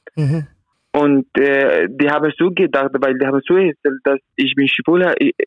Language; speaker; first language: German; non-native, learner; Arabic